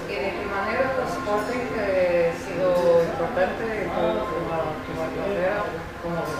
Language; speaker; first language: Spanish; non-native, learner; Portuguese